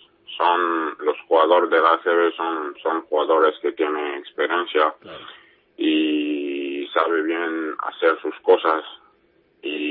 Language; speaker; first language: Spanish; non-native, learner; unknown